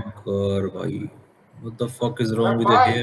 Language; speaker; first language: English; non-native, local second language; Hindi